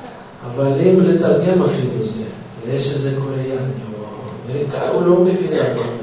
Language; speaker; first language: Hebrew; non-native, fluent; Russian